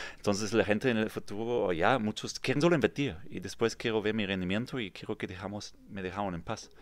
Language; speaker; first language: Spanish; non-native, fluent; German